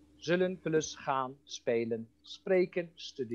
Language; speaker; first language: Dutch; non-native, fluent; Turkish